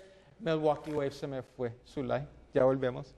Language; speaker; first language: Spanish; native; Spanish